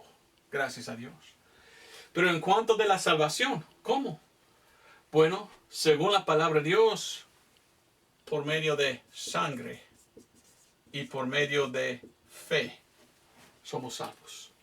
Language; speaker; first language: Spanish; non-native, fluent; English